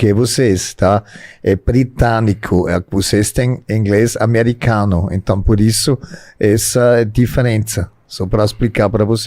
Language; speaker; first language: Portuguese; non-native, fluent; German